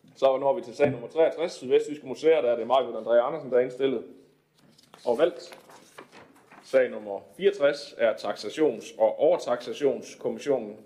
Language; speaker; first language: Danish; native; Danish